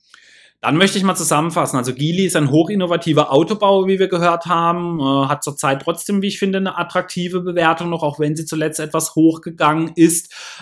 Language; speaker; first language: German; native; German